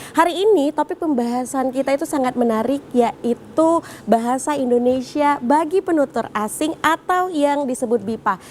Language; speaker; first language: Indonesian; native; Indonesian